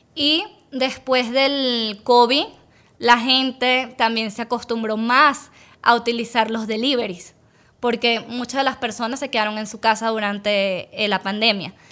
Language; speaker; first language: Spanish; native; Spanish